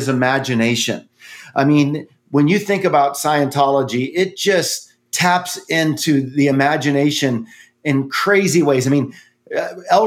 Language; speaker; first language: English; native; English